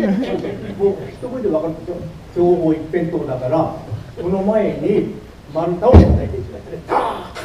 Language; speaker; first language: Japanese; native; Japanese